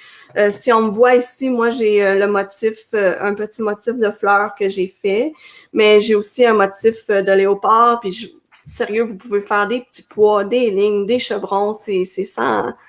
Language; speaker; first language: French; native; French